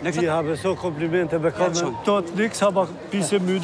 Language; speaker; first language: German; non-native, learner; Albanian